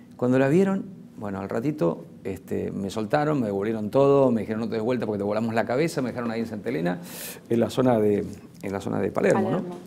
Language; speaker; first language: Spanish; native; Spanish